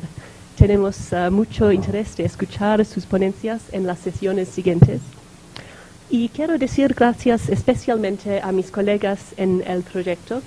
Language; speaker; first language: Spanish; non-native, fluent; English